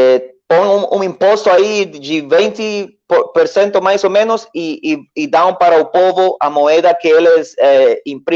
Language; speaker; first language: Portuguese; non-native, learner; Spanish